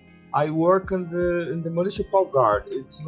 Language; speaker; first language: English; non-native, learner; Portuguese